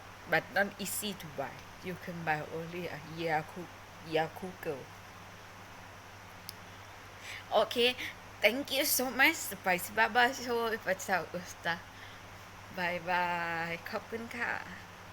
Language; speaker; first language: English; non-native, learner; Thai